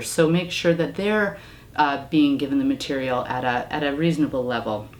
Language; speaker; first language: English; native; English